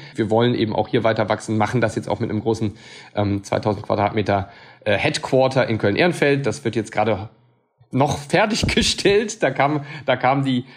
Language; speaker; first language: German; native; German